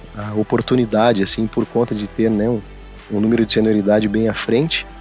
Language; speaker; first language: Portuguese; native; Portuguese